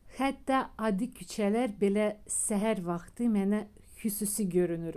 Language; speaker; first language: Azerbaijani; native; Azerbaijani